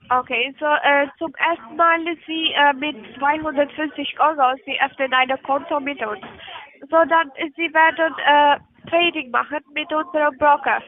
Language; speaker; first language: German; non-native, learner; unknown